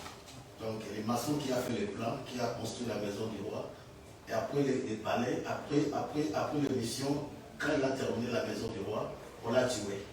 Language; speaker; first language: French; non-native, local second language; Lingala